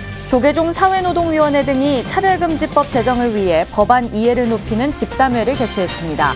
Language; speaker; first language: Korean; native; Korean